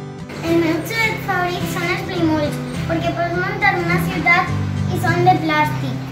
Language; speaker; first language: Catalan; non-native, local second language; Spanish